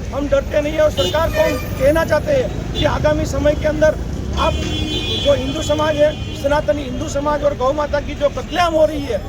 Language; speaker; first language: Hindi; non-native, local second language; Gujarati